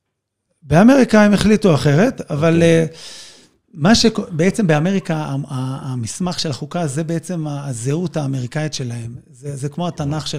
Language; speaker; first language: Hebrew; native; Hebrew